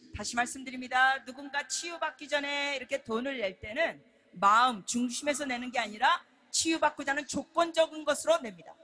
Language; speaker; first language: Korean; native; Korean